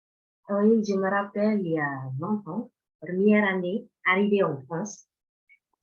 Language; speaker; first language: French; non-native, fluent; Indonesian